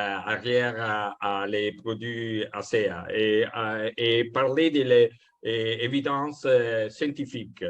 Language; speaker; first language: French; non-native, fluent; Italian